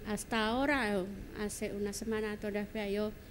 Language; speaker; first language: Spanish; non-native, learner; Indonesian